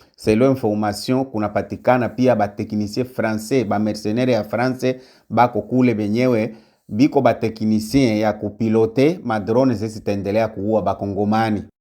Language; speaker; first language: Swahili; native; Swahili